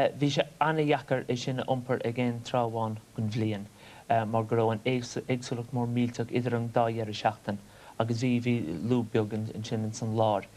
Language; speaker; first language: Irish; native; Irish